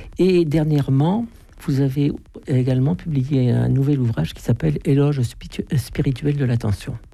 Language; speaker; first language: French; native; French